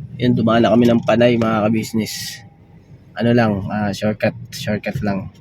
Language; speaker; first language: Filipino; native; Filipino